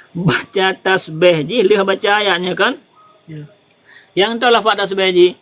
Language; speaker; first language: Malay; non-native, local second language; Achinese